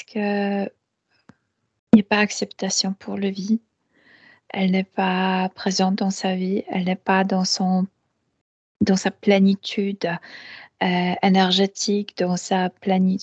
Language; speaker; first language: French; non-native, fluent; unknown